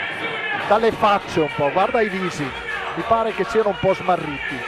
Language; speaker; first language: Italian; native; Italian